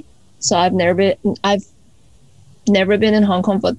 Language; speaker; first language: English; non-native, local second language; Cantonese